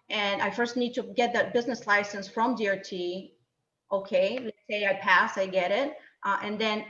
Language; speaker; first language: English; non-native, fluent; Bulgarian